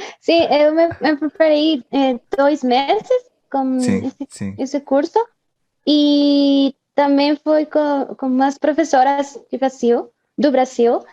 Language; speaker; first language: Portuguese; non-native, fluent; Spanish